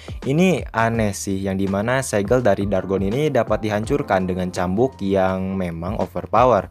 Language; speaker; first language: Indonesian; native; Indonesian